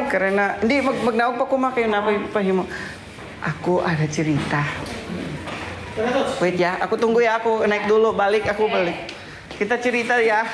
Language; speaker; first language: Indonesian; non-native, learner; Cebuano